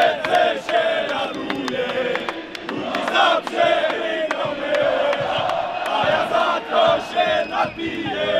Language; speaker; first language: Polish; native; Polish